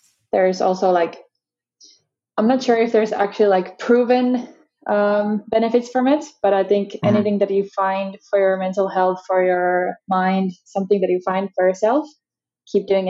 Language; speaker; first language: English; non-native, fluent; Finnish